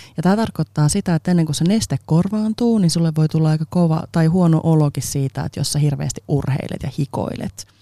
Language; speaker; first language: Finnish; non-native, local second language; Swedish